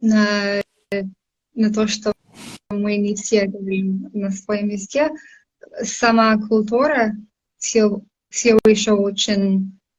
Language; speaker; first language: Russian; non-native, fluent; English